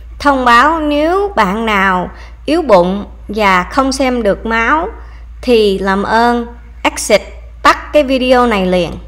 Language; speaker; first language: Vietnamese; early bilingual, heritage; Vietnamese